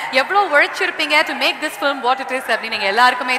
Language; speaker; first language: Tamil; native; Tamil